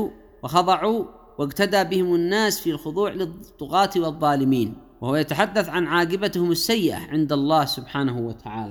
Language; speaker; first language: Arabic; native; Arabic